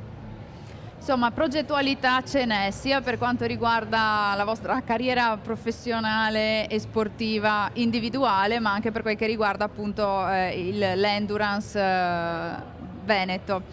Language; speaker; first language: Italian; native; Italian